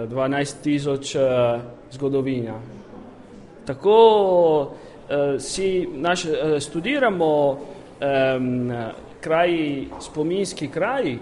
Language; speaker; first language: Slovenian; non-native, learner; Italian